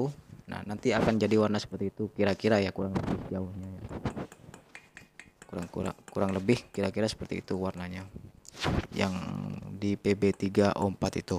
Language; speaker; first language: Indonesian; non-native, local second language; Madurese